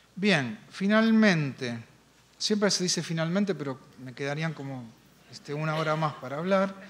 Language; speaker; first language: Spanish; native; Spanish